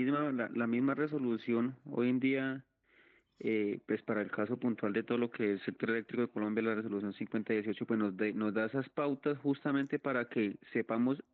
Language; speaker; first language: Spanish; native; Spanish